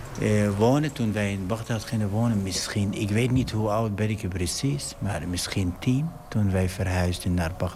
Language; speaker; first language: Dutch; non-native, fluent; Arabic